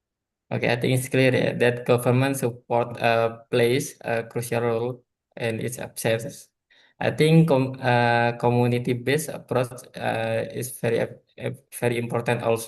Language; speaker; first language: English; non-native, learner; Indonesian